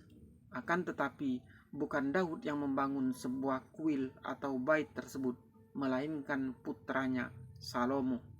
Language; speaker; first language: Indonesian; native; Indonesian